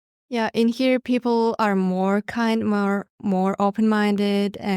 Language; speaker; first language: English; non-native, learner; Mongolian